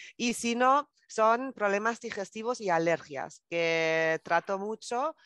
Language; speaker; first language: Spanish; non-native, fluent; German